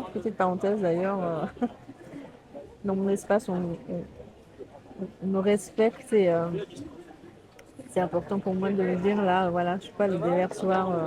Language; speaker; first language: French; native; French